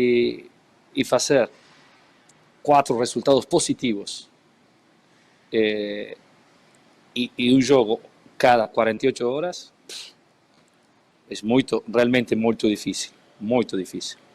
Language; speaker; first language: Portuguese; non-native, learner; Spanish